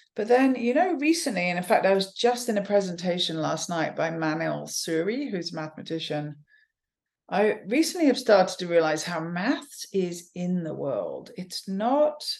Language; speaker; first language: English; native; English